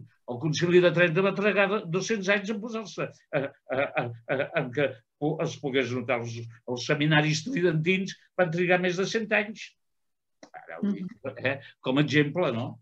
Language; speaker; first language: Catalan; native; Catalan